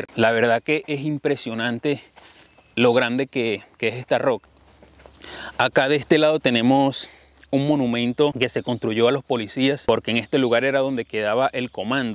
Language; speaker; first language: Spanish; native; Spanish